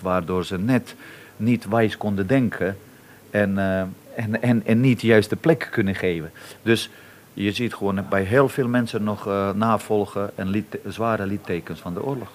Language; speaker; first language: Dutch; non-native, fluent; Bosnian